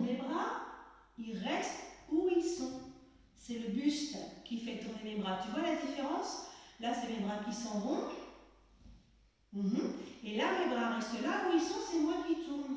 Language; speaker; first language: French; native; French